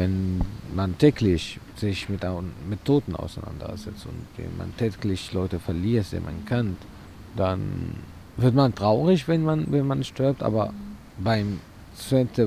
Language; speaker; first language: German; non-native, fluent; Arabic